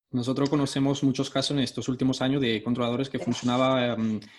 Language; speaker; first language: Spanish; early bilingual, heritage; Spanish